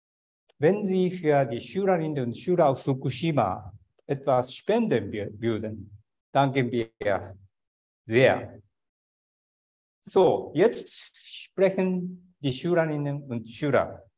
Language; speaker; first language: German; non-native, fluent; Japanese